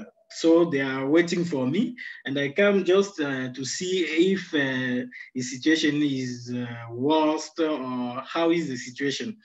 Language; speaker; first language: English; non-native, fluent; Sango